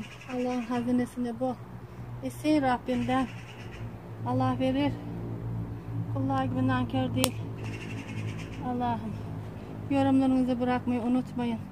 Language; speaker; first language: Turkish; native; Turkish